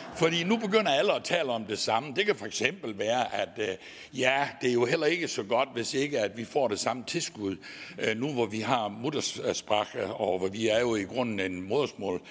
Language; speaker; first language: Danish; native; Danish